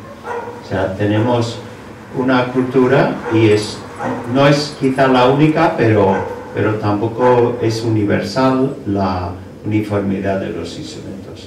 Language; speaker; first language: Spanish; non-native, fluent; English